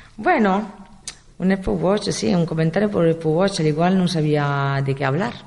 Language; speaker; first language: Spanish; non-native, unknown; Italian